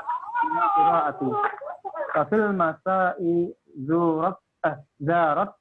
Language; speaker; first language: Arabic; non-native, learner; Indonesian